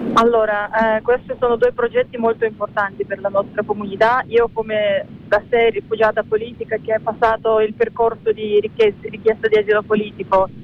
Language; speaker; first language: Italian; non-native, fluent; Russian